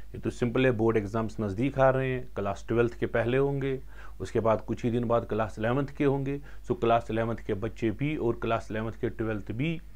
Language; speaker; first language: Hindi; non-native, local second language; Kashmiri